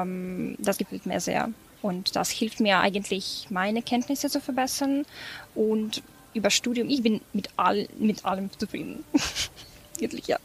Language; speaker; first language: German; non-native, fluent; Ukrainian